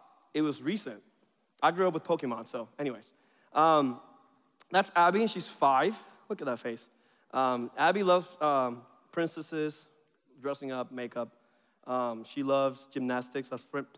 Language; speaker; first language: English; early bilingual, other home language; Spanish